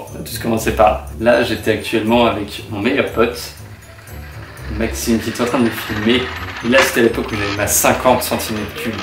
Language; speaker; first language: French; native; French